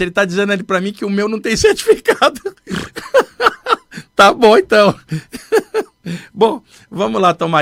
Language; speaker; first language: Portuguese; native; Portuguese